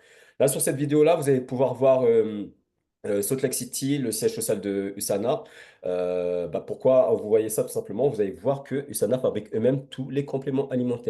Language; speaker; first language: French; native; French